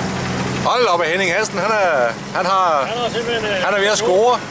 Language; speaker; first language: Danish; native; Danish